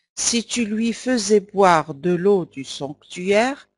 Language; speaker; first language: French; non-native, local second language; Arabic